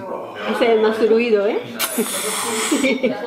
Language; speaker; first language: Spanish; non-native, learner; Japanese